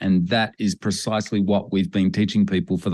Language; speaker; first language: English; native; English